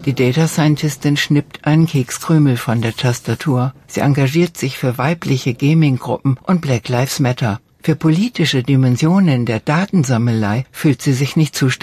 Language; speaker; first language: German; native; German